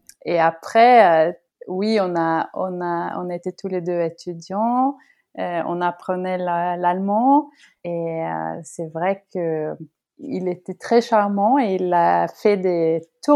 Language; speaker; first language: French; non-native, fluent; Norwegian